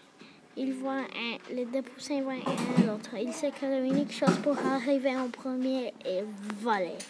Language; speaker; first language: French; non-native, learner; English